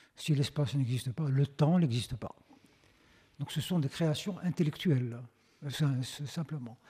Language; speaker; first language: French; non-native, local second language; Arabic